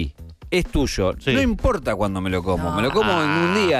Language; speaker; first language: Spanish; native; Spanish